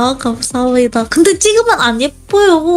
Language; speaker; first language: Korean; non-native, learner; Indonesian